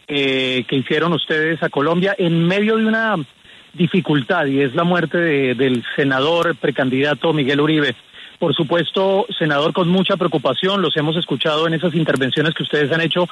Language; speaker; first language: Spanish; native; Spanish